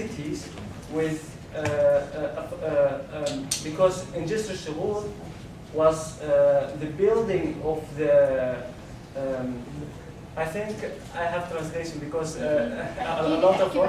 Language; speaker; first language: English; non-native, learner; Arabic